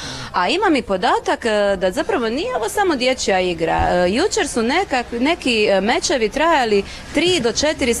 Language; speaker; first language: Croatian; native; Croatian